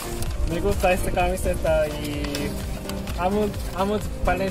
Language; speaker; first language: Spanish; non-native, learner; Korean